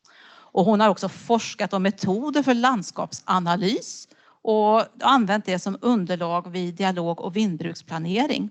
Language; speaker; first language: Swedish; native; Swedish